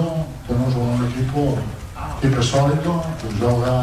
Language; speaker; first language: Portuguese; non-native, fluent; Italian